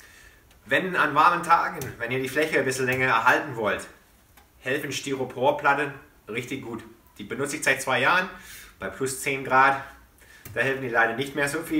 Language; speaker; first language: German; non-native, fluent; English